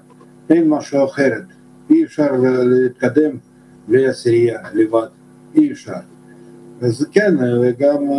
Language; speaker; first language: Hebrew; non-native, fluent; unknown